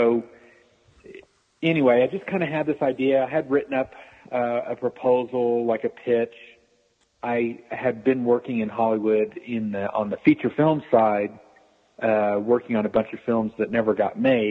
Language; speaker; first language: English; native; English